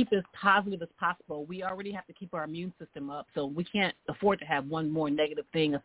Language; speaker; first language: English; native; English